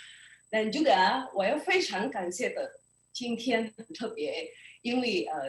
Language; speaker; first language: Chinese; early bilingual, heritage; Indonesian